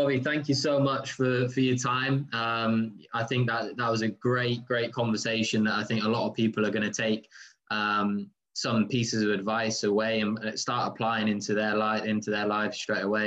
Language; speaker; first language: English; native; English